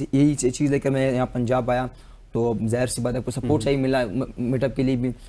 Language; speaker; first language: Urdu; non-native, local second language; Pashto